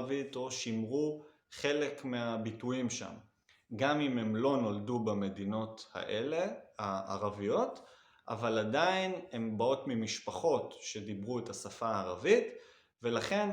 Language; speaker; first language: Hebrew; native; Hebrew